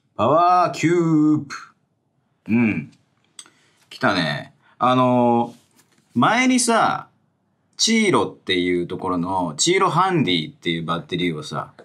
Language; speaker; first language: Japanese; native; Japanese